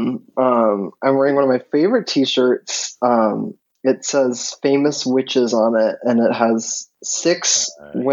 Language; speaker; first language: English; native; English